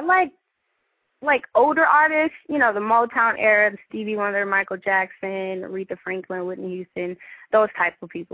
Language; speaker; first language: English; native; English